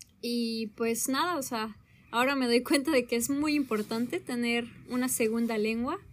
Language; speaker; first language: Spanish; native; Spanish